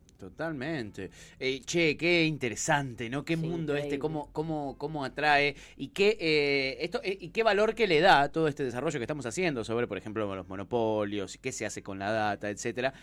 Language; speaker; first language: Spanish; native; Spanish